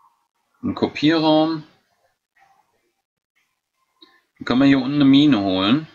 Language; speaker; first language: German; native; German